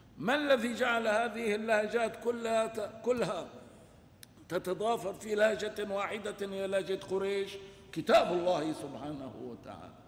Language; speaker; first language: Arabic; non-native, local second language; Kurdish